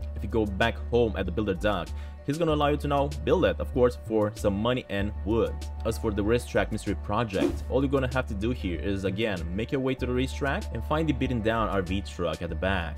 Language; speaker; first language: English; non-native, fluent; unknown